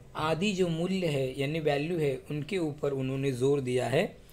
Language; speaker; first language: Hindi; non-native, local second language; Marathi